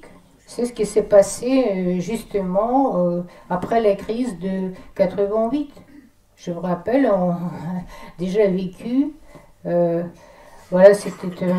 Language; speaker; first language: French; non-native, fluent; Russian